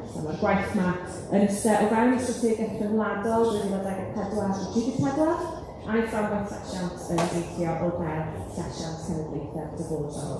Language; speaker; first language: Welsh; native; Welsh